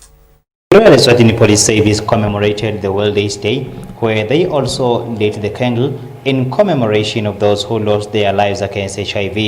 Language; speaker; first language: English; non-native, local second language; Swati